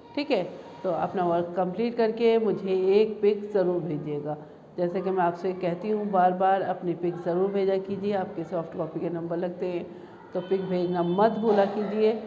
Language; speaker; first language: Hindi; native; Hindi